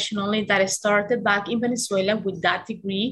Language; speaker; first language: English; non-native, fluent; Spanish